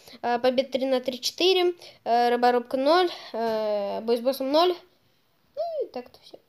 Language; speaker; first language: Russian; native; Russian